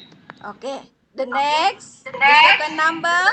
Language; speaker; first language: English; non-native, learner; Indonesian